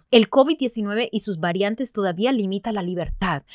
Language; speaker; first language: Spanish; early bilingual, other home language; English